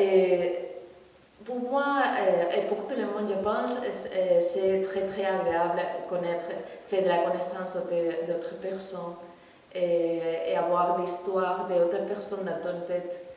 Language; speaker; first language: French; non-native, fluent; Spanish